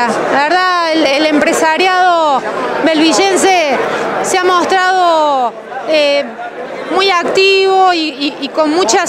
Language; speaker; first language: Spanish; native; Spanish